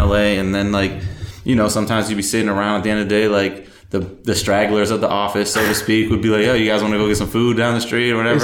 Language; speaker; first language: English; native; English